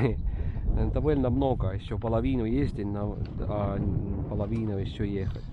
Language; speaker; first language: Russian; non-native, local second language; Estonian